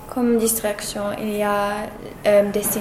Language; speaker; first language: French; non-native, learner; English